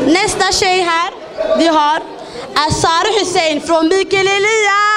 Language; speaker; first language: Swedish; early bilingual, other home language; Somali